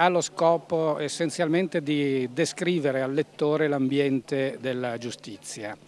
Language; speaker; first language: Italian; native; Italian